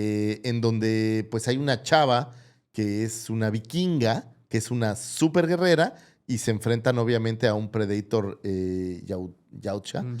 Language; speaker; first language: Spanish; native; Spanish